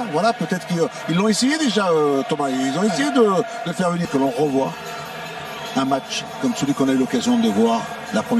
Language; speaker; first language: French; native; French